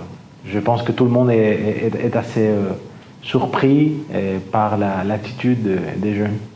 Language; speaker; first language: French; non-native, fluent; Spanish